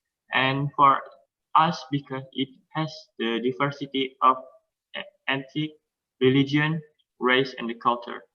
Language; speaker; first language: English; non-native, learner; Indonesian